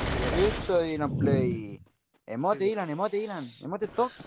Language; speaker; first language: Spanish; native; Spanish